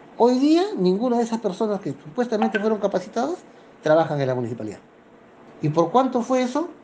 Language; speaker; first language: Spanish; native; Spanish